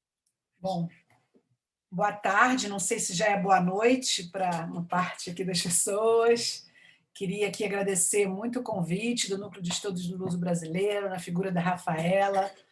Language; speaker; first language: Portuguese; native; Portuguese